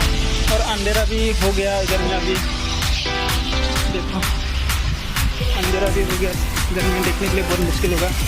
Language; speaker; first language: Hindi; non-native, local second language; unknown